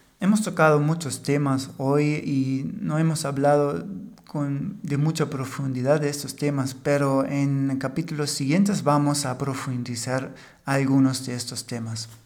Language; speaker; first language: Spanish; non-native, fluent; German